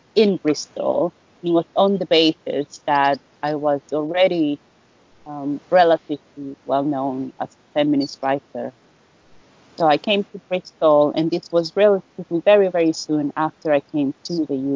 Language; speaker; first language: English; non-native, fluent; Spanish